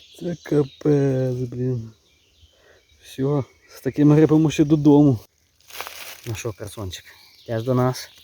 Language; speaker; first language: Ukrainian; native; Ukrainian